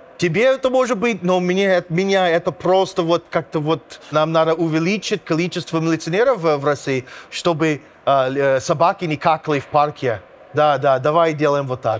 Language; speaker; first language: Russian; non-native, fluent; English